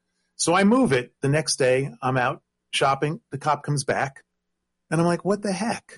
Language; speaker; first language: English; native; English